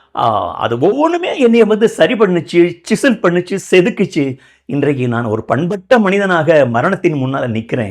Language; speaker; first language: Tamil; native; Tamil